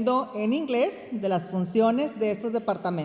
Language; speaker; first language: Spanish; native; Spanish